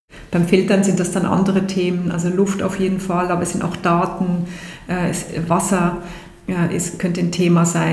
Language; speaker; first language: German; native; German